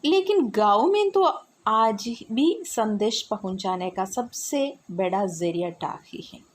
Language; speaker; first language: Hindi; non-native, local second language; Malayalam